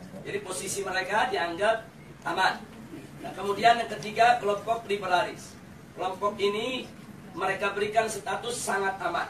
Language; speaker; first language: Indonesian; native; Indonesian